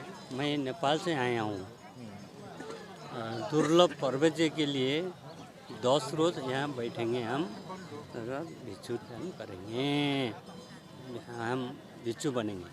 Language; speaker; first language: Hindi; non-native, learner; Nepali